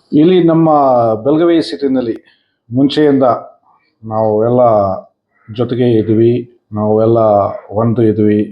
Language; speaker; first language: Kannada; non-native, fluent; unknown